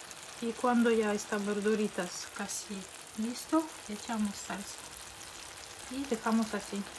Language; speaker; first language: Spanish; non-native, fluent; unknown